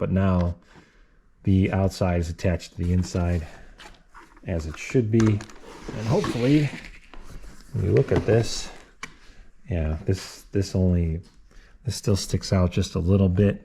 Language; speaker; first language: English; native; English